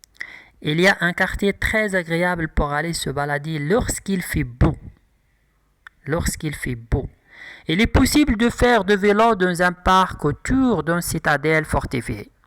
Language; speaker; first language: French; non-native, local second language; Arabic